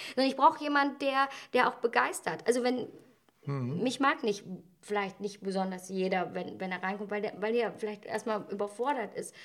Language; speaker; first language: German; native; German